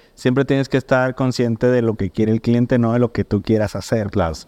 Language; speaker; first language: Spanish; native; Spanish